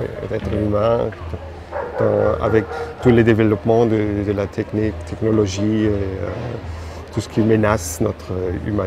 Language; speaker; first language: French; non-native, fluent; German